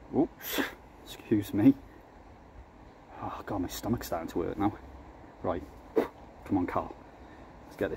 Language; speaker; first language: English; native; English